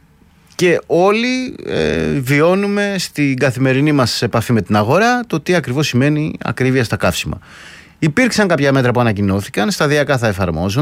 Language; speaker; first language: Greek; native; Greek